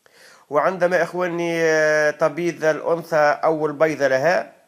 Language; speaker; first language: Arabic; native; Arabic